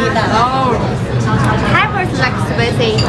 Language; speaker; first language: English; non-native, learner; Thai